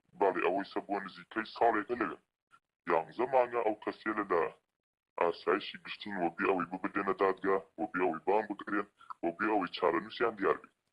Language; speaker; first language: Central Kurdish; non-native, local second language; Kurdish